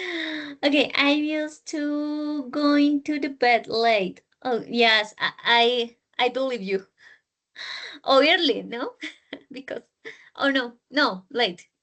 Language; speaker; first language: English; non-native, learner; Spanish